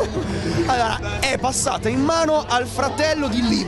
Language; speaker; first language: Italian; native; Italian